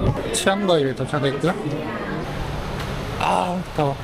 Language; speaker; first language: Korean; native; Korean